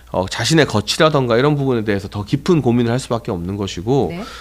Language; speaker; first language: Korean; native; Korean